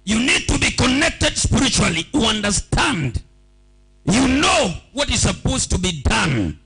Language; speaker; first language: English; non-native, local second language; Swahili